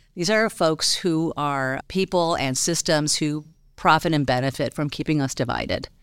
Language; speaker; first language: English; native; English